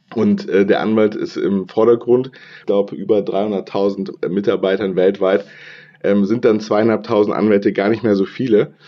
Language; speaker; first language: German; native; German